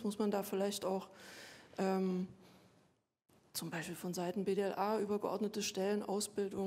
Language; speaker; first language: German; native; German